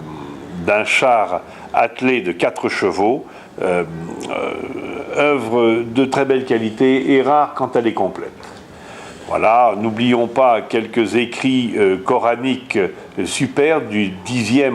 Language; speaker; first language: French; native; French